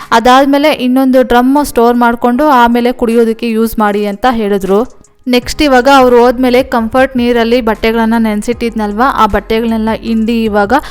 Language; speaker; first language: Kannada; non-native, local second language; Telugu